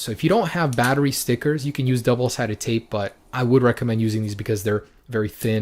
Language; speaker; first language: English; native; English